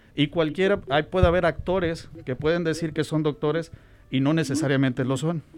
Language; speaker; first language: Spanish; native; Spanish